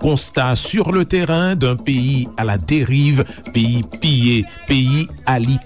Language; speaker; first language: French; non-native, local second language; Haitian Creole